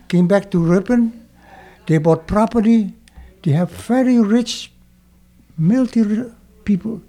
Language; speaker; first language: English; non-native, fluent; Dutch